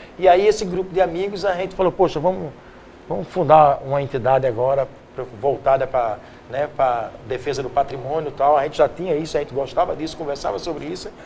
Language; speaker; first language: Portuguese; native; Portuguese